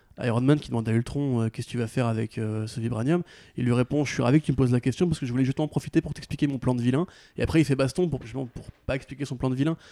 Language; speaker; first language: French; native; French